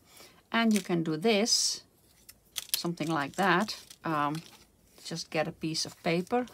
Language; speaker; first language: English; non-native, fluent; Dutch